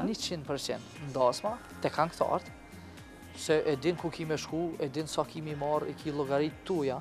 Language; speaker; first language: Albanian; native; Albanian